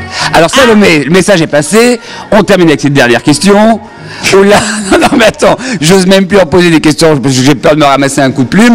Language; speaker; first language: French; native; French